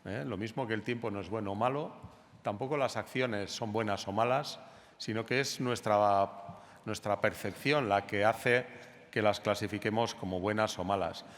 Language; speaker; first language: Spanish; native; Spanish